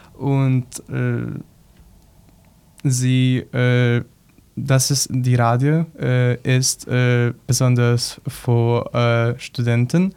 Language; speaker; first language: German; non-native, learner; Polish